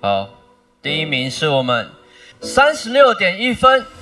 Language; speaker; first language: Chinese; native; Chinese